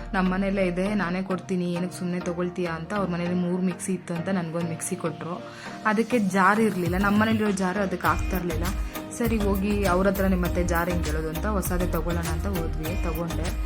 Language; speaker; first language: Kannada; non-native, local second language; Telugu